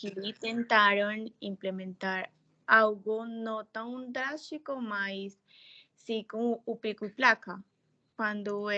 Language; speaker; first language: Portuguese; non-native, fluent; Spanish